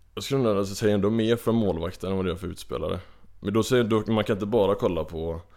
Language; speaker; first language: Swedish; native; Swedish